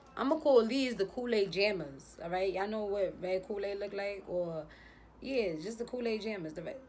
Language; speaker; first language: English; native; English